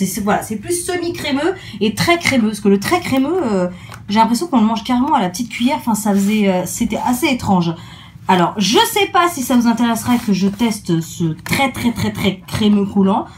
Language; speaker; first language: French; native; French